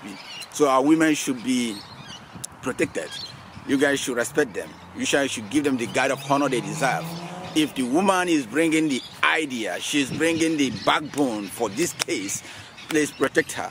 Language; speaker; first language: English; non-native, local second language; Igbo